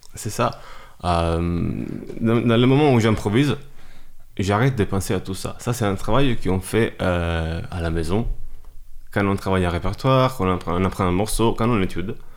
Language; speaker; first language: French; non-native, fluent; Italian